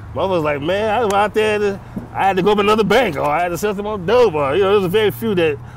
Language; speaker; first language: English; native; English